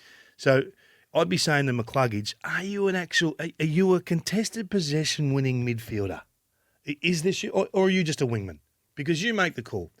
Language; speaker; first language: English; native; English